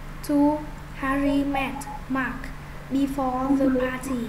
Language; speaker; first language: English; non-native, learner; Vietnamese